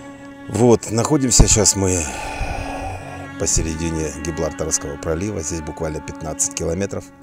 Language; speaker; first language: Russian; native; Russian